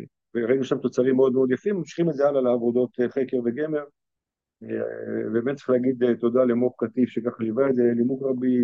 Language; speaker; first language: Hebrew; native; Hebrew